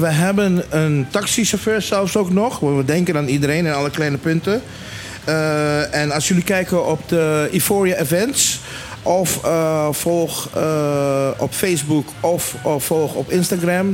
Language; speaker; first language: Dutch; non-native, local second language; Papiamento